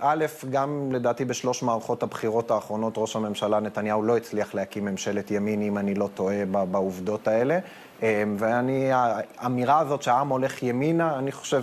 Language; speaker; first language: Hebrew; native; Hebrew